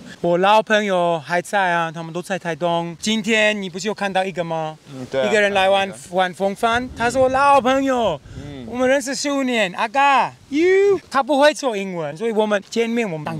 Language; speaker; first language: Chinese; non-native, fluent; English